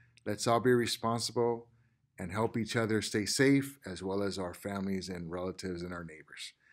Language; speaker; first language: English; early bilingual, other home language; Spanish